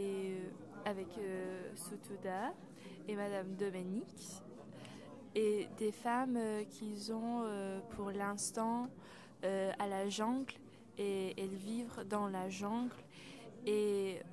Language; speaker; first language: French; non-native, learner; Persian